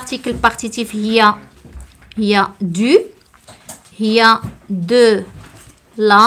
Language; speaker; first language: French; non-native, local second language; Arabic